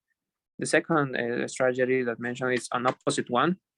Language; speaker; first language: English; non-native, fluent; Spanish